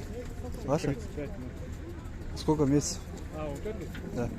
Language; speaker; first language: Russian; non-native, local second language; Kyrgyz